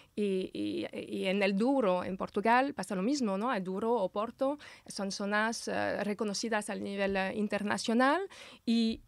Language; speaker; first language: Spanish; non-native, fluent; French